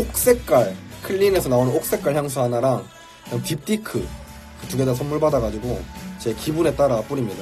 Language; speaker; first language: Korean; native; Korean